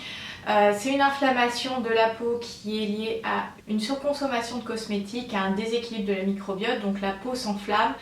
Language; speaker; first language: French; native; French